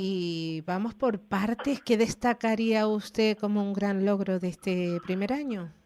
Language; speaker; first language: Spanish; native; Spanish